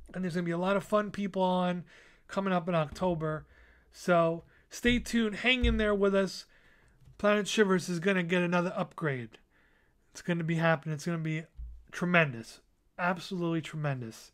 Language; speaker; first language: English; native; English